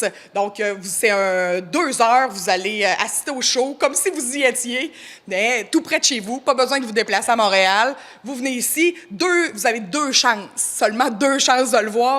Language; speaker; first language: French; native; French